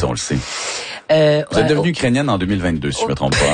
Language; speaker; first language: French; native; French